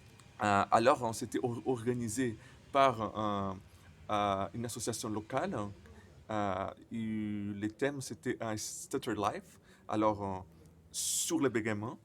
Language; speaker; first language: French; non-native, learner; Portuguese